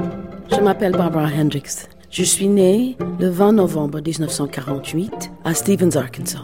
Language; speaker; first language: French; non-native, fluent; English